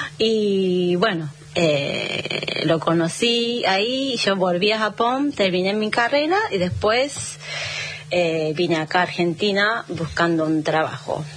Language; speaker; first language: Spanish; non-native, learner; Japanese